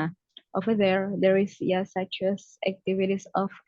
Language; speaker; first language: English; non-native, learner; Indonesian